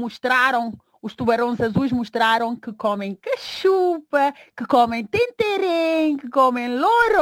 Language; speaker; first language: Portuguese; non-native, local second language; Kabuverdianu